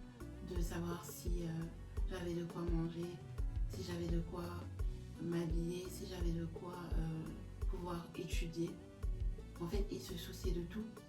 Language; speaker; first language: French; native; French